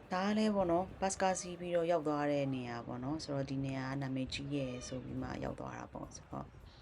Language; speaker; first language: Burmese; non-native, local second language; Kachin